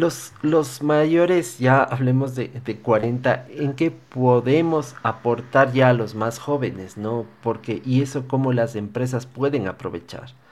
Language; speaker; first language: Spanish; native; Spanish